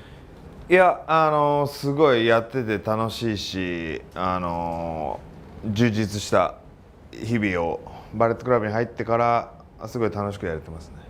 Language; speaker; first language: Japanese; native; Japanese